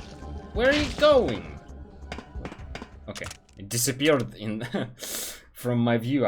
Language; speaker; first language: English; non-native, fluent; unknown